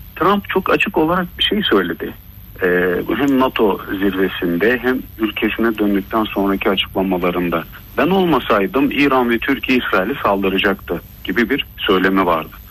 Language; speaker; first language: Turkish; early bilingual, heritage; Turkish